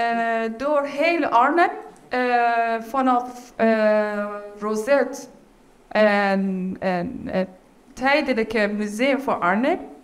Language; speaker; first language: Dutch; non-native, learner; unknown